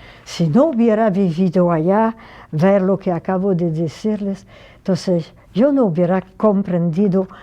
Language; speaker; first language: Spanish; non-native, fluent; French